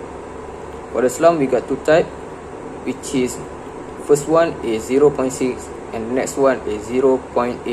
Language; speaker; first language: English; non-native, learner; Malay